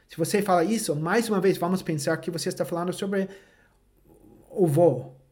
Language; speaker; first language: Portuguese; non-native, fluent; English